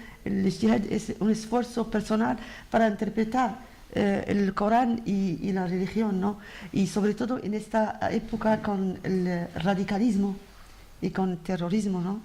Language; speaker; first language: Spanish; non-native, fluent; Arabic